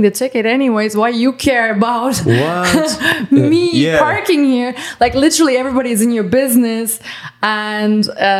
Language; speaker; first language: English; non-native, fluent; German